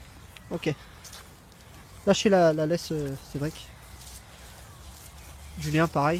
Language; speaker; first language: French; native; French